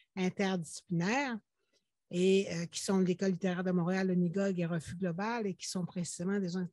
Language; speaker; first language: French; native; French